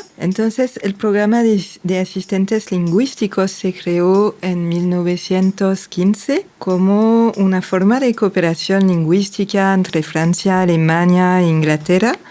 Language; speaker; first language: Spanish; non-native, fluent; French